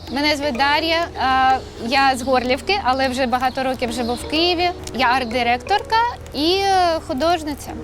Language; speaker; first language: Ukrainian; non-native, local second language; Russian